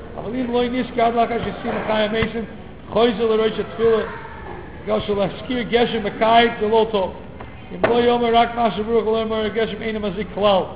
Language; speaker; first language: Hebrew; non-native, fluent; English